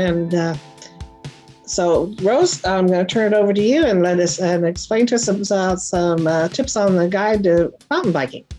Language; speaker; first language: English; native; English